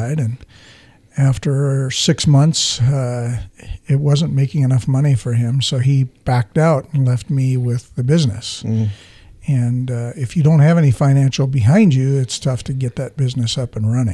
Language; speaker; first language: English; native; English